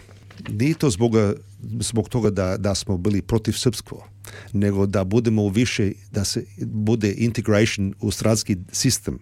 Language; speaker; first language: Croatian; early bilingual, heritage; Serbian